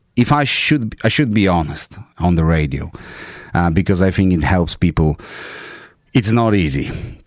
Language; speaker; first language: English; non-native, fluent; Polish